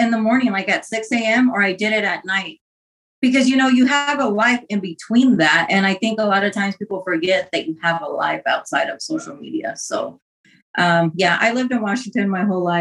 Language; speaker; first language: English; native; English